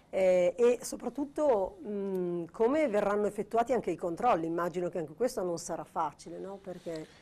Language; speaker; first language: Italian; native; Italian